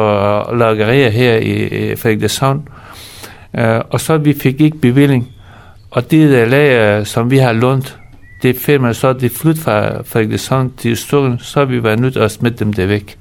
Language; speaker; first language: Danish; non-native, fluent; Persian